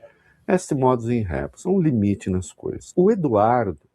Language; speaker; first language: Portuguese; native; Portuguese